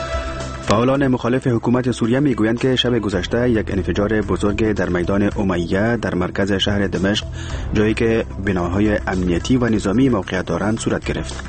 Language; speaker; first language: Persian; native; Persian